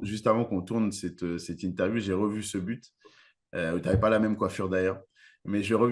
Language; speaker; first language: French; native; French